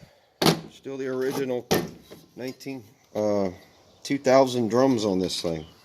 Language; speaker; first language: English; native; English